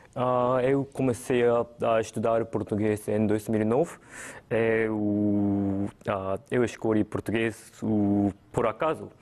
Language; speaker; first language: Portuguese; non-native, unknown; Japanese